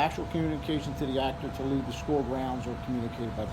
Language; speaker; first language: English; native; English